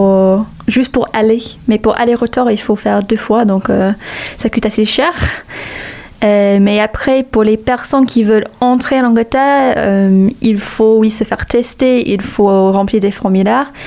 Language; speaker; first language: French; non-native, fluent; English